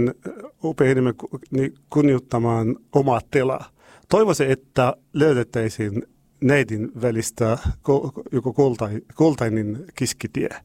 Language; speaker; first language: Finnish; non-native, learner; Arabic